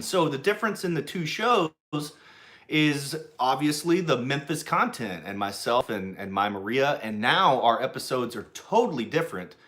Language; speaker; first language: English; native; English